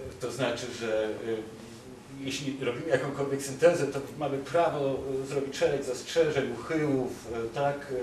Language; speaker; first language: Polish; native; Polish